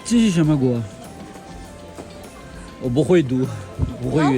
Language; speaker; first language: Chinese; non-native, learner; Urdu